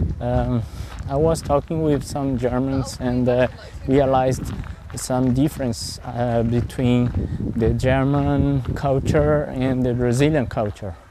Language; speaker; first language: English; non-native, fluent; Portuguese